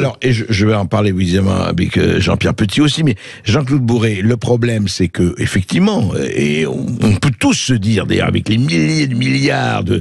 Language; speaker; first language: French; native; French